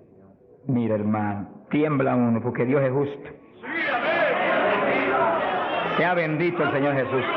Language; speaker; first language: Spanish; native; Spanish